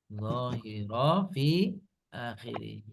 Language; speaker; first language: Arabic; non-native, fluent; Indonesian